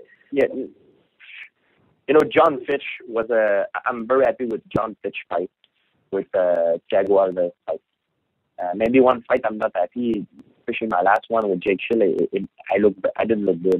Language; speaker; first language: English; non-native, fluent; French